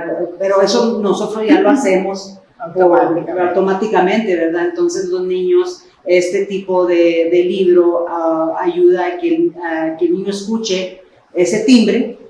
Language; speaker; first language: Spanish; early bilingual, other home language; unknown